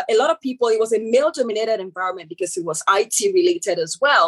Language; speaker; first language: English; non-native, local second language; Yoruba